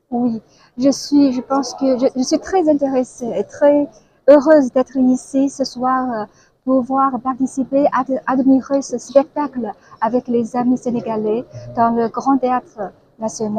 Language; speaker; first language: French; non-native, fluent; Chinese